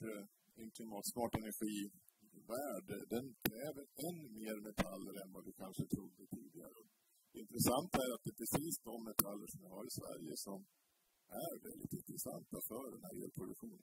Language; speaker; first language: Swedish; native; Swedish